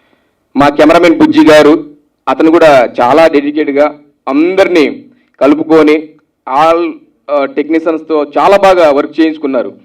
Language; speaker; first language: Telugu; native; Telugu